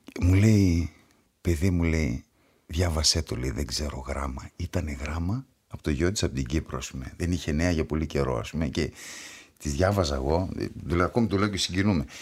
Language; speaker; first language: Greek; native; Greek